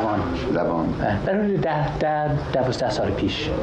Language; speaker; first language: Persian; non-native, fluent; English